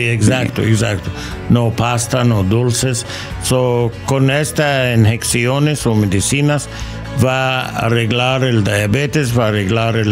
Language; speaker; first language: Spanish; non-native, learner; English